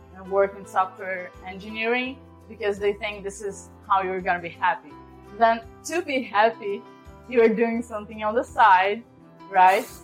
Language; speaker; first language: English; non-native, fluent; Portuguese